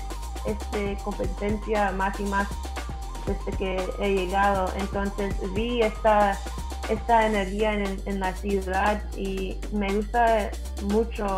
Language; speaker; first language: Spanish; early bilingual, heritage; English